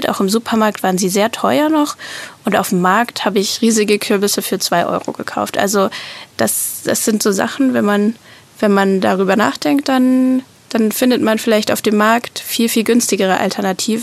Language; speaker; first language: German; native; German